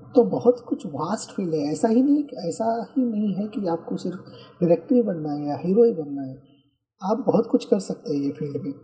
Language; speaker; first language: Hindi; non-native, local second language; Marathi